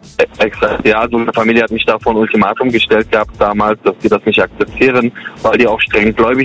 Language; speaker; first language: German; early bilingual, other home language; Kurdish